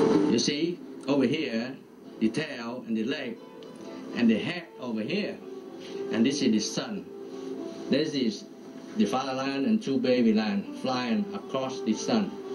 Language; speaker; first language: English; non-native, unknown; Vietnamese